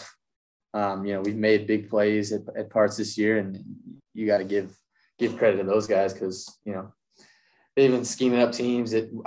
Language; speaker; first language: English; native; English